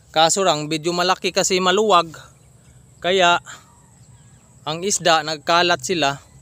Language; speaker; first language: Filipino; native; Filipino